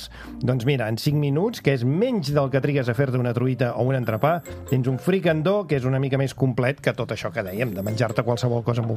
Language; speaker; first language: Catalan; native; Catalan